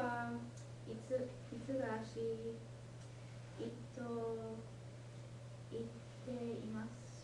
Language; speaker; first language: Japanese; non-native, learner; English